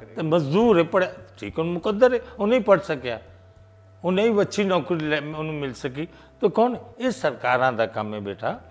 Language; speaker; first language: Punjabi; native; Punjabi